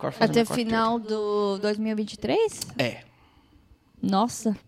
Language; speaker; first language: Portuguese; non-native, fluent; Hebrew